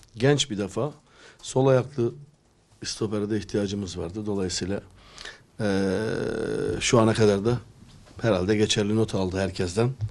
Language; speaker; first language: Turkish; native; Turkish